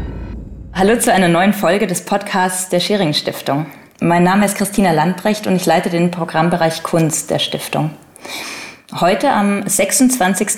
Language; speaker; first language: German; native; German